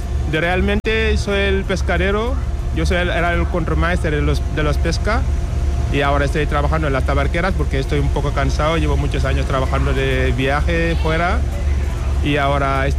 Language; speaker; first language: Spanish; non-native, learner; Wolof